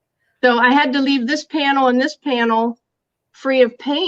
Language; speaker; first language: English; native; English